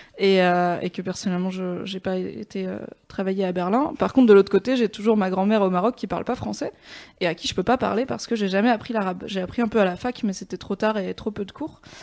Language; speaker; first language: French; native; French